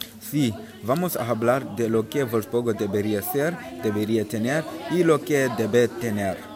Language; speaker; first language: Spanish; non-native, learner; German